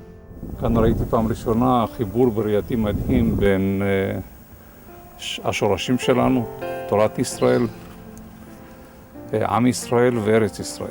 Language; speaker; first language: Hebrew; non-native, fluent; Romanian